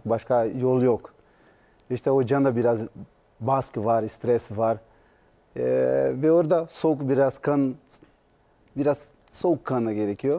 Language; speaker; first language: Turkish; non-native, learner; Portuguese